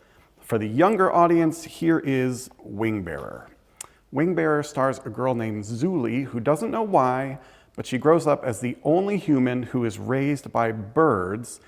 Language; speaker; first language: English; native; English